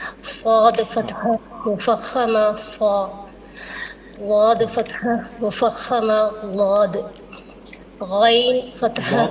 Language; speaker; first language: Arabic; non-native, learner; Malayalam